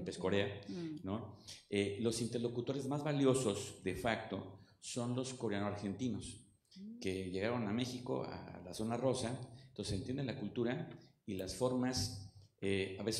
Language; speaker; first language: Spanish; native; Spanish